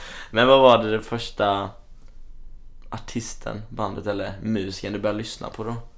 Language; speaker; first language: Swedish; native; Swedish